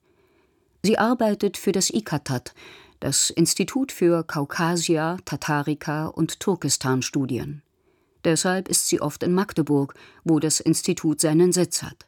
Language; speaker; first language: German; native; German